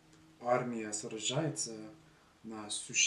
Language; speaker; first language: Russian; non-native, learner; English